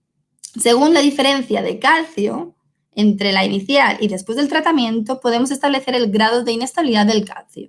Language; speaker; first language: Spanish; native; Spanish